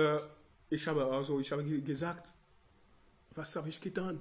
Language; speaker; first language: German; non-native, learner; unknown